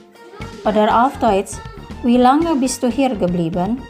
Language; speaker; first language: German; non-native, fluent; Indonesian